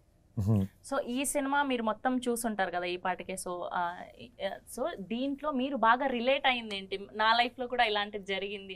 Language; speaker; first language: Telugu; native; Telugu